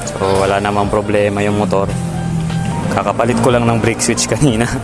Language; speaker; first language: Filipino; native; Filipino